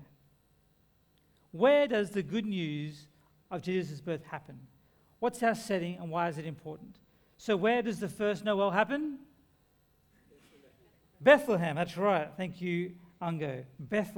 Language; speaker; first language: English; native; English